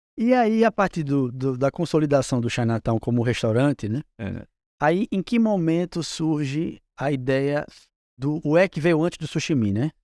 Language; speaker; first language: Portuguese; native; Portuguese